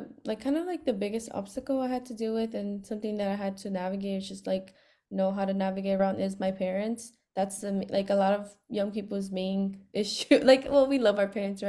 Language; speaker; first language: English; native; English